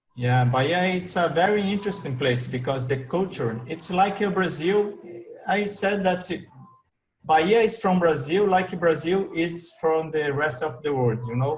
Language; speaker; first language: English; non-native, learner; Portuguese